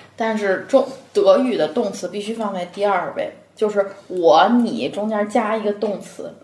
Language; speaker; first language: Chinese; native; Chinese